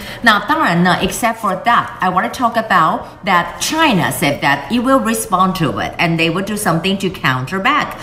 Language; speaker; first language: English; non-native, fluent; Chinese